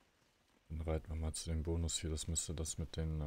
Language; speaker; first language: German; native; German